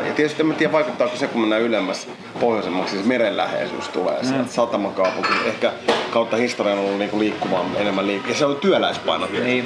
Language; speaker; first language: Finnish; native; Finnish